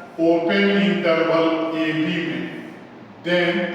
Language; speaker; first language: Hindi; native; Hindi